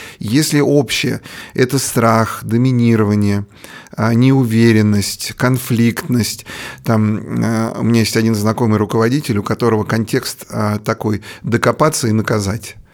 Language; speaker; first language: Russian; native; Russian